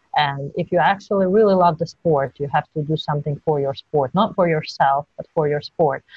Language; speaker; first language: English; non-native, fluent; Georgian